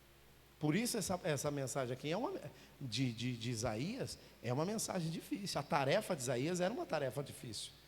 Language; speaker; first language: Portuguese; native; Portuguese